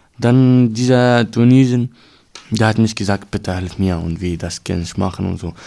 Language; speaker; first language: German; non-native, learner; Arabic